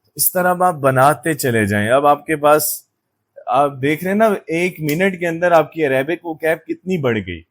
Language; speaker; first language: Urdu; native; Urdu